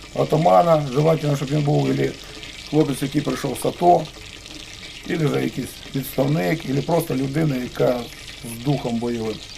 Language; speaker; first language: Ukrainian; native; Ukrainian